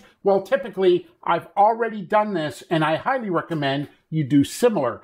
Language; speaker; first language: English; native; English